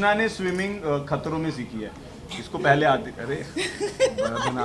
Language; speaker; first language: Hindi; native; Hindi